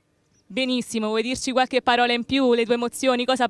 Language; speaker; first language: Italian; native; Italian